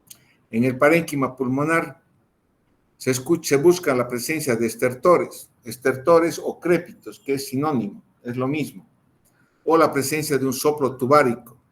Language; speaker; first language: Spanish; native; Spanish